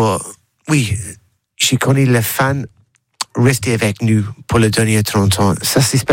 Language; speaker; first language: French; non-native, learner; English